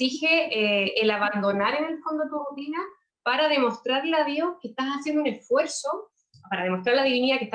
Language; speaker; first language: Spanish; native; Spanish